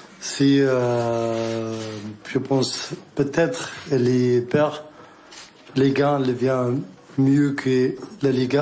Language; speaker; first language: French; non-native, learner; Arabic